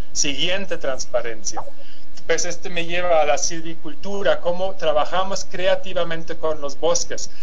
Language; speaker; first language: Spanish; non-native, fluent; German